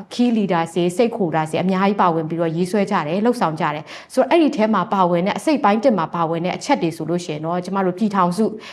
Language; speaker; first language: Burmese; non-native, local second language; Hakha Chin